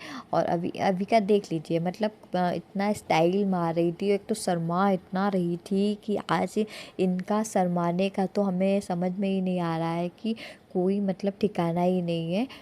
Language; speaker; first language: Hindi; native; Hindi